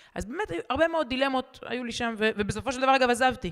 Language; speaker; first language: Hebrew; native; Hebrew